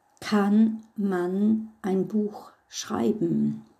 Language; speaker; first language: German; non-native, fluent; English